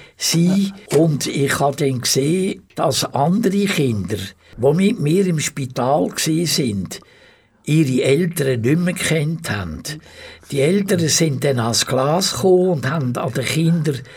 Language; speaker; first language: German; native; German